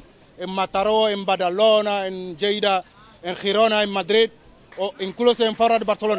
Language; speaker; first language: Spanish; non-native, learner; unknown